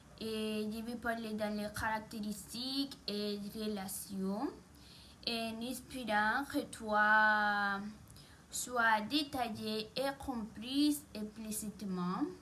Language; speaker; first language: French; non-native, learner; Spanish